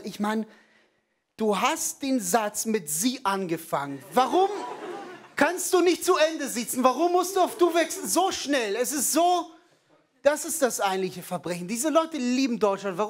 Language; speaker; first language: German; non-native, fluent; Hebrew